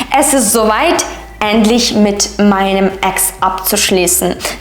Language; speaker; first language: German; non-native, fluent; Ukrainian